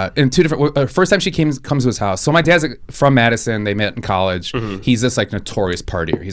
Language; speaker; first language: English; native; English